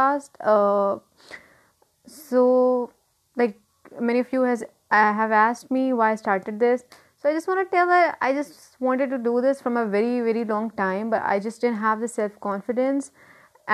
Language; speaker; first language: English; non-native, local second language; Hindi